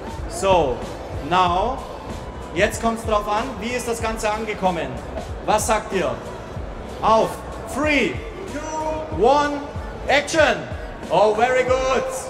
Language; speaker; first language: German; native; German